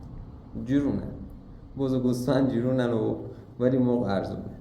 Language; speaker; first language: Persian; native; Persian